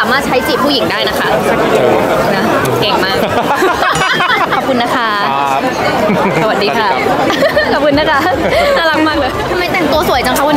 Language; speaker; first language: Thai; native; Thai